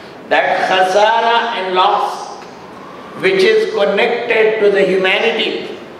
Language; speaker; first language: English; non-native, local second language; Urdu